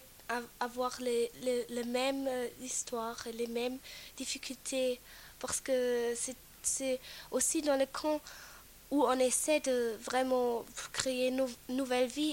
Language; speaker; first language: French; non-native, fluent; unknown